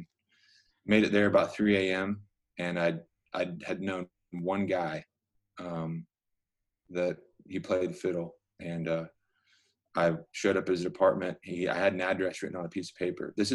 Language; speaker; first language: English; native; English